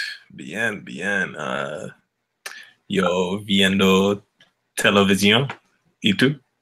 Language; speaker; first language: Spanish; non-native, learner; English